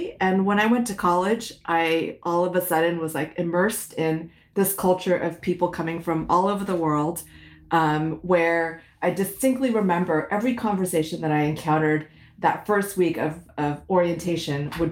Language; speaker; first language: English; early bilingual, other home language; Min Nan Chinese